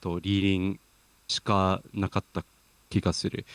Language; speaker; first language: Japanese; non-native, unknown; English